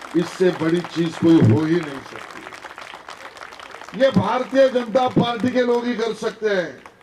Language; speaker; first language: Hindi; non-native, local second language; Marathi